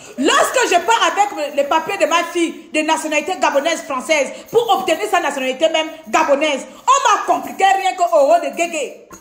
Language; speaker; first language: French; non-native, local second language; Fang